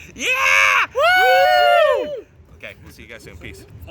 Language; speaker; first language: English; native; English